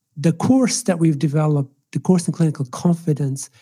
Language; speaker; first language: English; non-native, local second language; Swahili